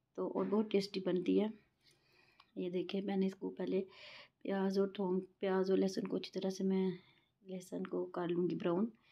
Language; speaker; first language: Urdu; non-native, local second language; Punjabi